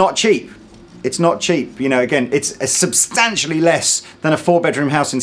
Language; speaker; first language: English; native; English